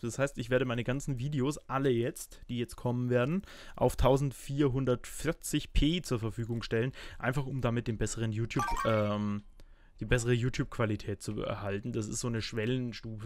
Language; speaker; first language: German; native; German